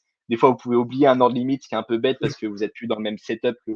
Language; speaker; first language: French; native; French